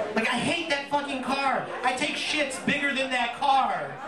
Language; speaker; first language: English; native; English